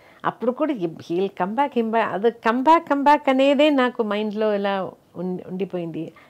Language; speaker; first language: English; non-native, local second language; Malayalam